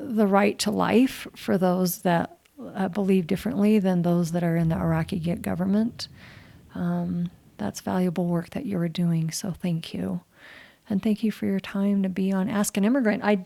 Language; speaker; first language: English; native; English